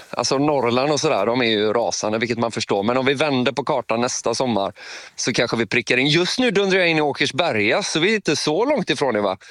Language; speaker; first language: Swedish; native; Swedish